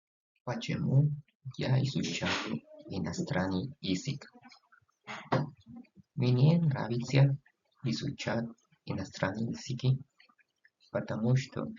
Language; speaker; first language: Russian; non-native, learner; Spanish